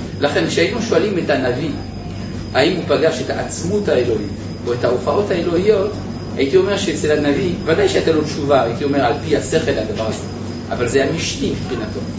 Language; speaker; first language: Hebrew; native; Hebrew